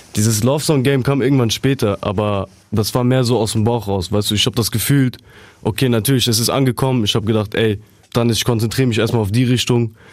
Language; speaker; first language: German; native; German